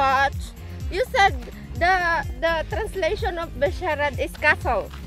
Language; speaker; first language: English; non-native, local second language; Filipino